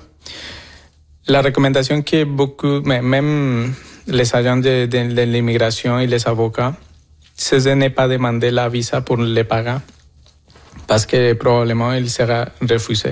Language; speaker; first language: French; non-native, fluent; Spanish